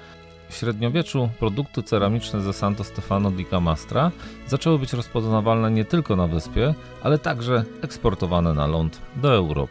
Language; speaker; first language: Polish; native; Polish